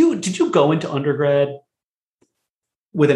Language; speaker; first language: English; native; English